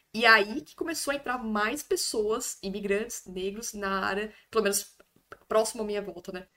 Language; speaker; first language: Portuguese; native; Portuguese